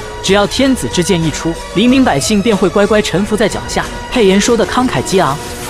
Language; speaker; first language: Chinese; native; Chinese